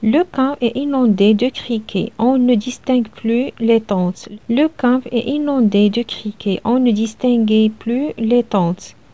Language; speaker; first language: French; non-native, local second language; Arabic